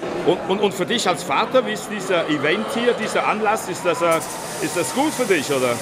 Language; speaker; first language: German; native; German